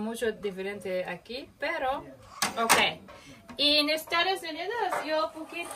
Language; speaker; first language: Spanish; non-native, learner; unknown